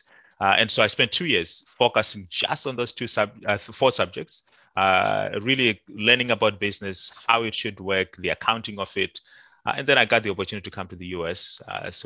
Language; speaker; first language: English; non-native, local second language; Shona